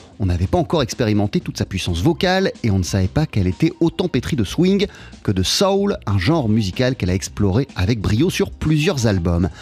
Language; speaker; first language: French; native; French